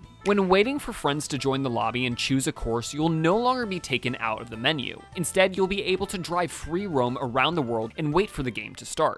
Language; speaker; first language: English; native; English